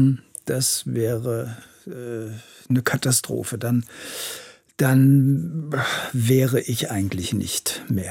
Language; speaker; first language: German; native; German